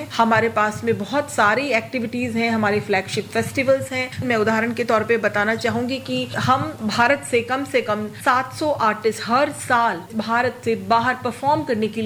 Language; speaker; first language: Hindi; native; Hindi